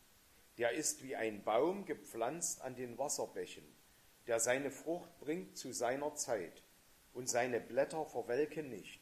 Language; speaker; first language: German; native; German